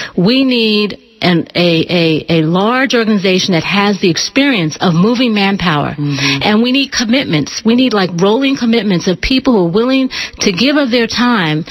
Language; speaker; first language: English; native; English